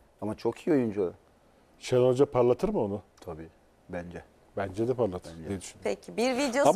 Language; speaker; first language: Turkish; non-native, learner; Portuguese